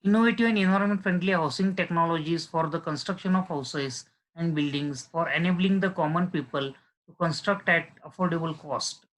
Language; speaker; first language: English; non-native, local second language; Marathi